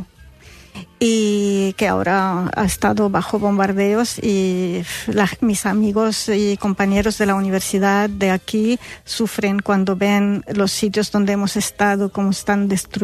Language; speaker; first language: Spanish; non-native, fluent; Arabic